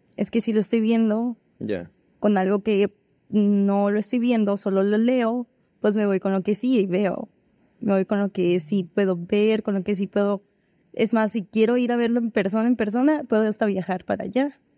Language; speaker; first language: Spanish; native; Spanish